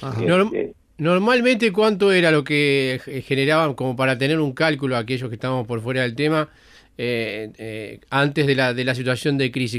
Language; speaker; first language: Spanish; native; Spanish